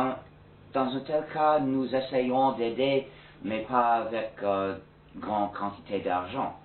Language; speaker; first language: French; non-native, fluent; English